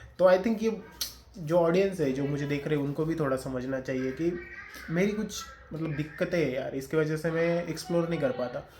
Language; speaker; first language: Hindi; non-native, local second language; Marathi